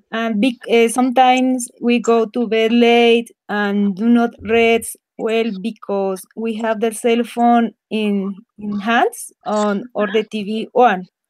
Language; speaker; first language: English; non-native, learner; Spanish